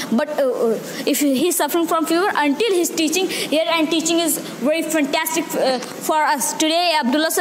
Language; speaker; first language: English; non-native, learner; Hindi